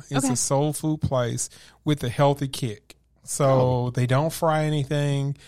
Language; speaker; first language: English; native; English